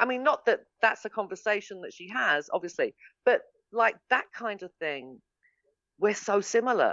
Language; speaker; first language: English; native; English